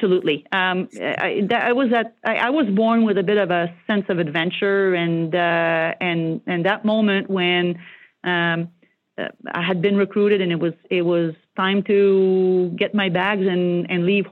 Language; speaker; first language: English; non-native, fluent; French